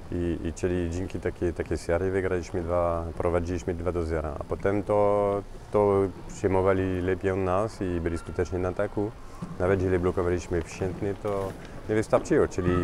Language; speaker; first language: Polish; non-native, fluent; French